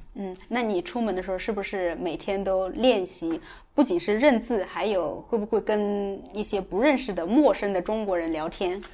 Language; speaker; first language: Chinese; native; Chinese